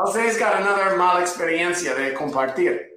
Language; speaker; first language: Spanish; non-native, fluent; English